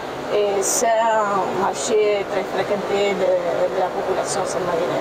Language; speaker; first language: French; non-native, fluent; Italian